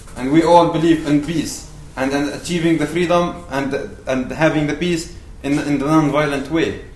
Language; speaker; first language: English; non-native, fluent; Arabic